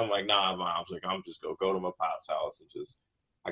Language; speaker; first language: English; native; English